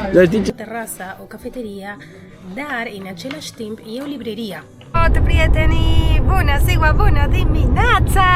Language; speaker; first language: Romanian; non-native, learner; Spanish